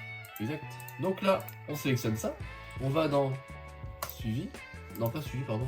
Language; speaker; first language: French; native; French